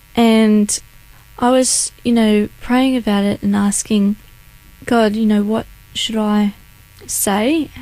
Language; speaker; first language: English; native; English